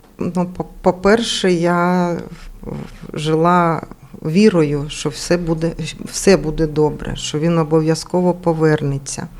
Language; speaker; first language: Ukrainian; non-native, local second language; Russian